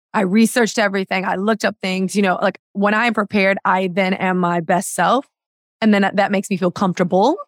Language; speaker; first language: English; native; English